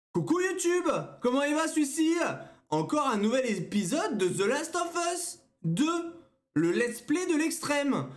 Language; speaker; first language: French; native; French